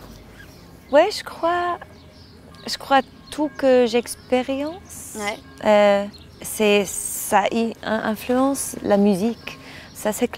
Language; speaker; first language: French; non-native, learner; German